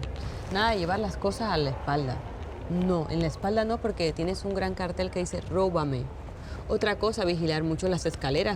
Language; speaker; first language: Spanish; native; Spanish